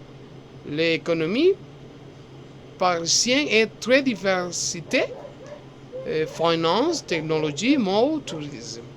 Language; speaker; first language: French; non-native, learner; Spanish